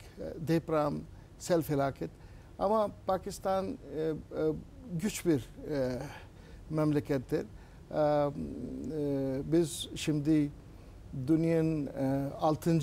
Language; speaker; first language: Turkish; non-native, learner; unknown